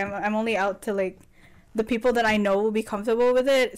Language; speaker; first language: English; non-native, local second language; Filipino